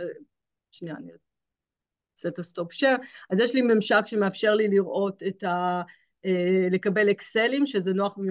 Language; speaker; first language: Hebrew; native; Hebrew